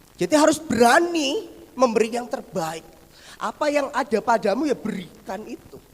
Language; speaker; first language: Indonesian; native; Indonesian